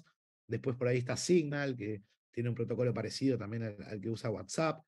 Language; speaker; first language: Spanish; native; Spanish